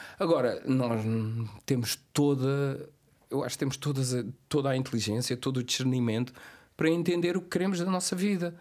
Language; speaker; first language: Portuguese; non-native, local second language; Kabuverdianu